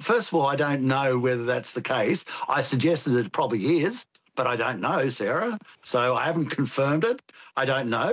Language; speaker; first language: English; native; English